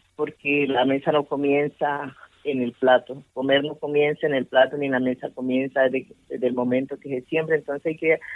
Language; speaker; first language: Spanish; native; Spanish